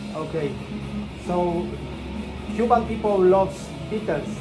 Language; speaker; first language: English; non-native, learner; Polish